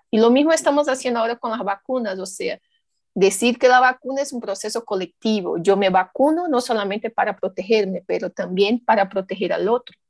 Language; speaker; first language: Spanish; non-native, fluent; Portuguese